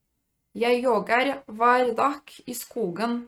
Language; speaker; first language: Norwegian; non-native, fluent; Polish